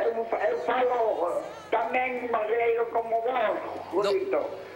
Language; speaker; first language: Portuguese; non-native, learner; Spanish